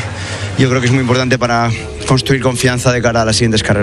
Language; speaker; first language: Spanish; native; Spanish